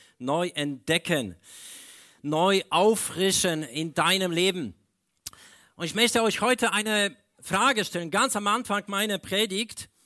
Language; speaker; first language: German; non-native, fluent; Polish